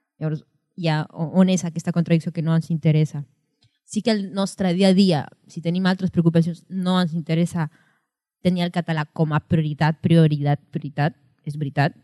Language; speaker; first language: Catalan; non-native, fluent; Spanish